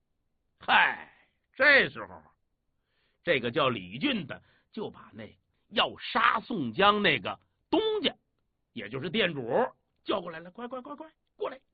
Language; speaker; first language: Chinese; native; Chinese